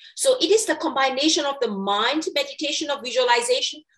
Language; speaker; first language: English; non-native, fluent; Burmese